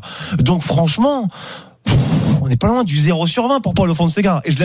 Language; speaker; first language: French; native; French